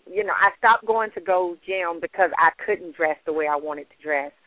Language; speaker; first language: English; native; English